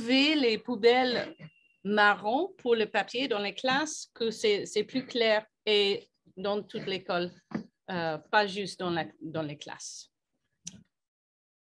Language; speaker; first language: French; non-native, fluent; English